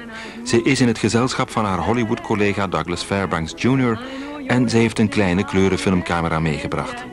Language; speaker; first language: Dutch; native; Dutch